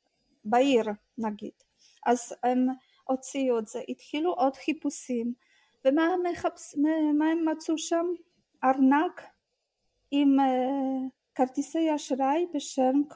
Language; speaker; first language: Hebrew; non-native, fluent; Russian